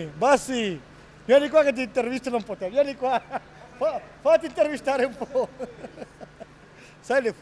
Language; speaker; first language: French; non-native, learner; Italian